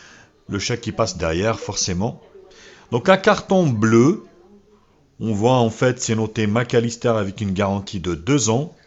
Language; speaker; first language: French; native; French